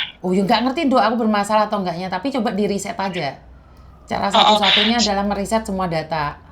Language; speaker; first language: Indonesian; non-native, local second language; Javanese